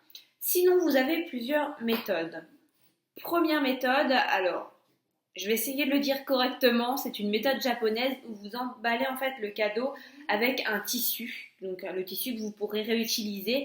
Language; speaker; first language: French; native; French